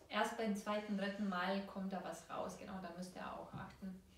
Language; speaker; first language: German; non-native, fluent; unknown